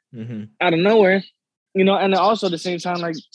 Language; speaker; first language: English; native; English